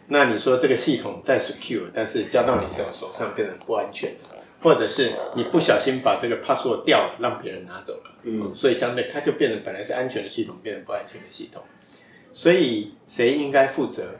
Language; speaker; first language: Chinese; native; Chinese